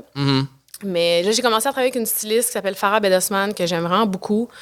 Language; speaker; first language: French; native; French